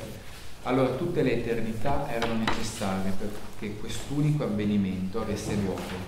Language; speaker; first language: Italian; native; Italian